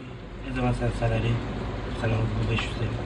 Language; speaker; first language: Turkish; non-native, learner; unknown